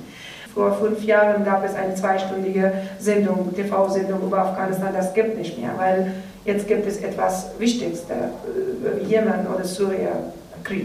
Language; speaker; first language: German; non-native, learner; Persian